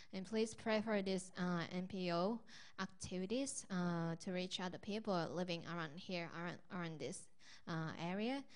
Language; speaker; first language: English; non-native, fluent; Japanese